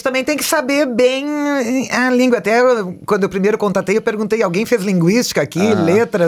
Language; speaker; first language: Portuguese; native; Portuguese